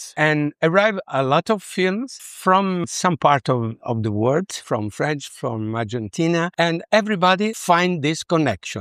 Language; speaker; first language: English; non-native, learner; Italian